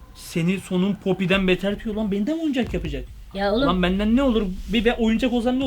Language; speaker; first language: Turkish; native; Turkish